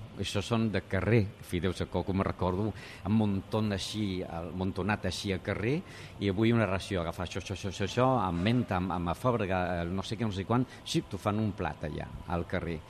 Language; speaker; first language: Catalan; non-native, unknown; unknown